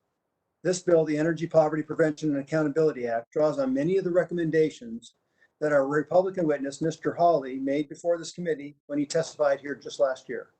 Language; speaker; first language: English; native; English